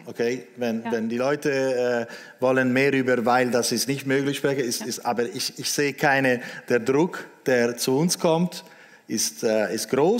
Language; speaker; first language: German; non-native, local second language; Italian